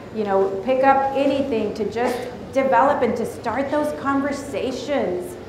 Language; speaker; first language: English; early bilingual, other home language; Spanish